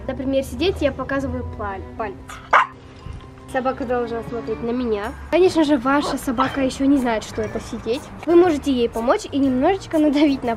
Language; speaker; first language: Russian; native; Russian